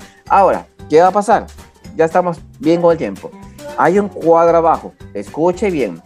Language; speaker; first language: Spanish; native; Spanish